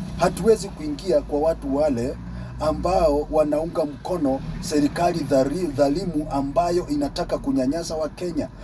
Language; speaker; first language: Swahili; non-native, local second language; Luyia